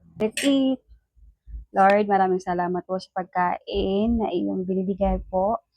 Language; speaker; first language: Filipino; non-native, local second language; Cebuano